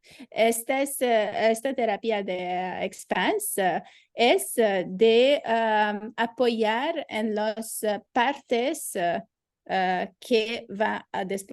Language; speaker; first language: Spanish; non-native, fluent; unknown